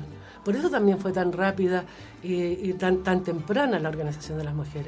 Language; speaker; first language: Spanish; native; Spanish